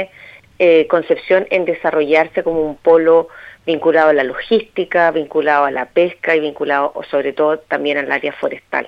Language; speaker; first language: Spanish; native; Spanish